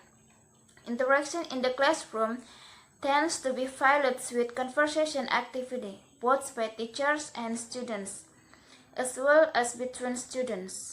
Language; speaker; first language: English; non-native, learner; Indonesian